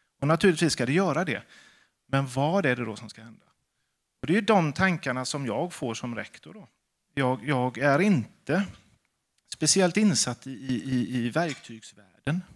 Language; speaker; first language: Swedish; native; Swedish